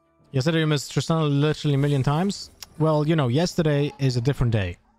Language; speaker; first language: English; non-native, fluent; Polish